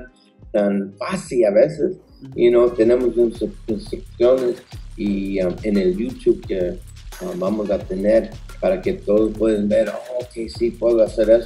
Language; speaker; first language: Spanish; early bilingual, heritage; Spanish